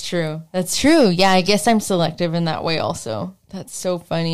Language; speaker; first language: English; native; English